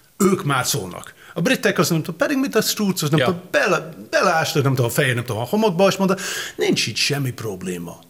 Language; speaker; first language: Hungarian; non-native, learner; English